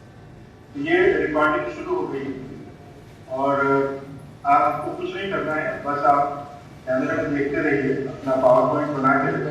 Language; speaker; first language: Hindi; native; Hindi